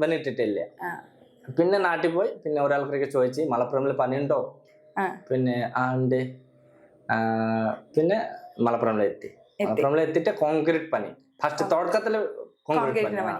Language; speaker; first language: Malayalam; non-native, local second language; Bangla